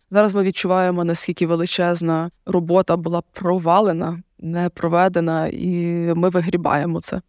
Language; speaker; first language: Ukrainian; native; Ukrainian